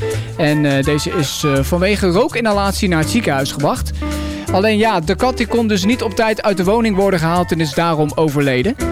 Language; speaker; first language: Dutch; native; Dutch